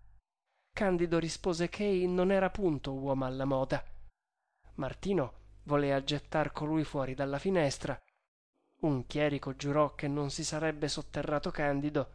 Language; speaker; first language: Italian; native; Italian